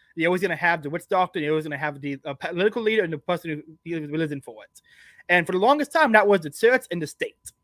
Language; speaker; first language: English; native; English